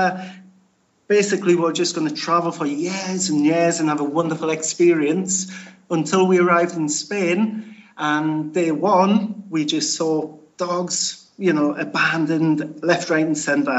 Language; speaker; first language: English; native; English